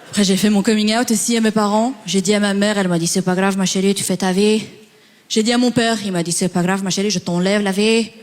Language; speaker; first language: French; early bilingual, other home language; Persian